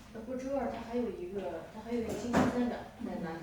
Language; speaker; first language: Chinese; native; Chinese